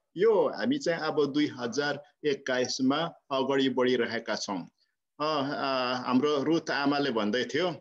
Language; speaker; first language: Nepali; native; Nepali